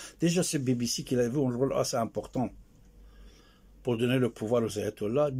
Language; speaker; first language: French; non-native, fluent; Persian